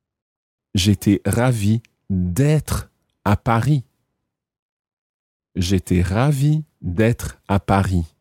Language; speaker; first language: French; non-native, fluent; English